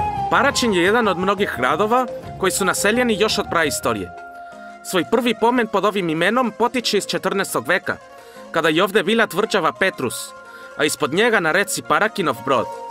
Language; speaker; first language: Croatian; non-native, fluent; Spanish